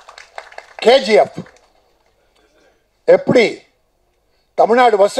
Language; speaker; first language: Tamil; native; Tamil